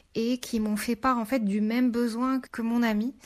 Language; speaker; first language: French; non-native, local second language; Arabic